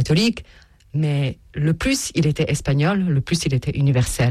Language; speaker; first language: French; non-native, fluent; Serbian